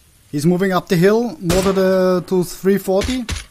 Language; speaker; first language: English; non-native, fluent; German